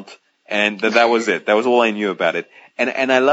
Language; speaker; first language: English; non-native, fluent; Greek